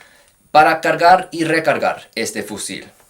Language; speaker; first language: Spanish; non-native, fluent; English